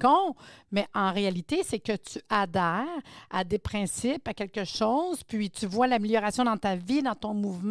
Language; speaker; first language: French; native; French